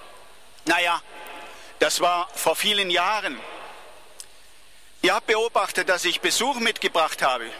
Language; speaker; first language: German; native; German